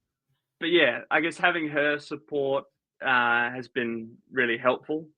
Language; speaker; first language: English; native; English